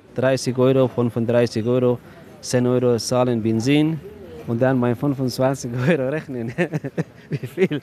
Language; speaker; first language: German; non-native, learner; Persian